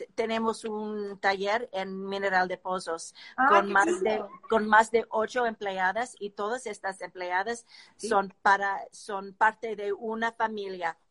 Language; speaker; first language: Spanish; non-native, learner; English